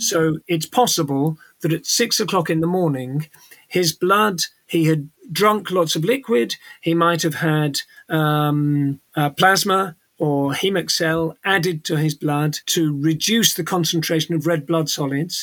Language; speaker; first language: English; native; English